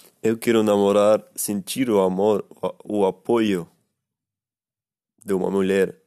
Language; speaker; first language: Portuguese; non-native, learner; Russian